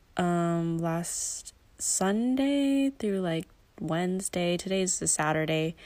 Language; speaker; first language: English; native; English